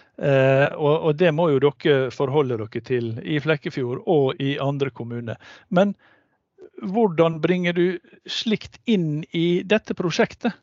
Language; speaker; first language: Norwegian; native; Norwegian